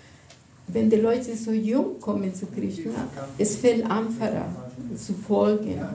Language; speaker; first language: German; non-native, fluent; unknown